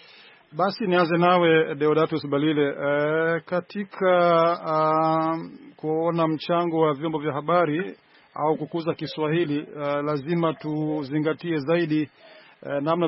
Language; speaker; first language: Swahili; non-native, local second language; Rundi